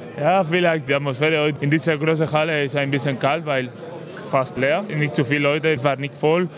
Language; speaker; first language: German; non-native, learner; Spanish